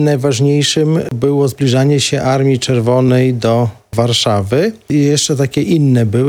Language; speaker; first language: Polish; native; Polish